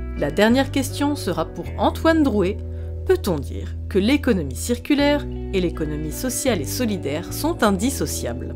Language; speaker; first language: French; native; French